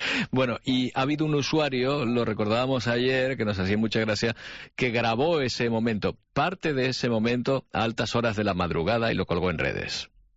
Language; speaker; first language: Spanish; native; Spanish